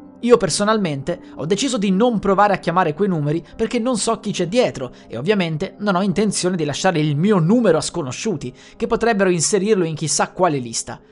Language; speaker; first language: Italian; native; Italian